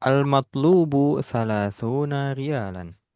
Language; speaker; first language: Arabic; non-native, fluent; Indonesian